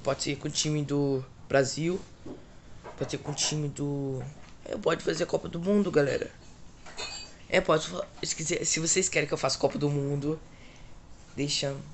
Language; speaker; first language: Portuguese; native; Portuguese